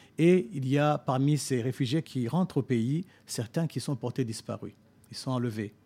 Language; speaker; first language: French; non-native, local second language; Rundi